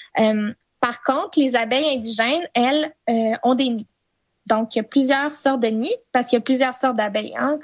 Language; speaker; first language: French; native; French